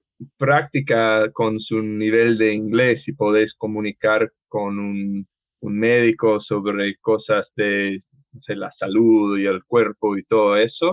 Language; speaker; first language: Spanish; non-native, fluent; English